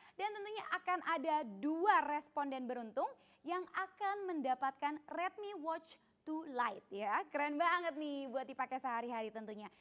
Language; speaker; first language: Indonesian; native; Indonesian